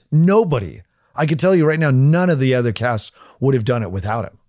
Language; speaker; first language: English; native; English